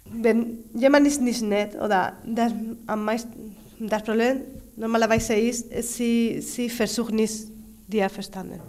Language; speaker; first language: German; non-native, learner; Spanish